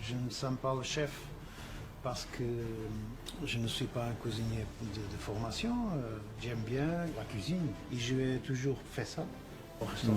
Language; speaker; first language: French; non-native, fluent; Portuguese